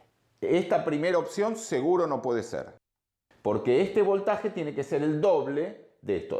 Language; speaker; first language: Spanish; native; Spanish